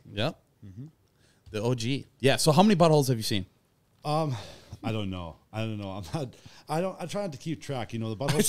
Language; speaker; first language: English; native; English